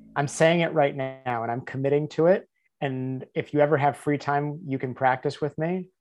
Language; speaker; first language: English; native; English